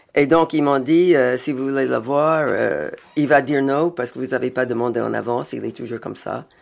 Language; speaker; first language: French; non-native, fluent; English